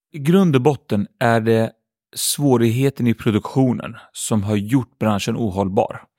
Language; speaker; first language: Swedish; early bilingual, other home language; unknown